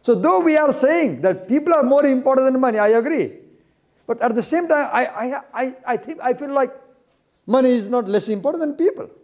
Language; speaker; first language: English; non-native, local second language; Nepali